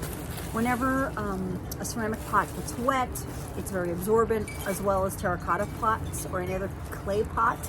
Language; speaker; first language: English; native; English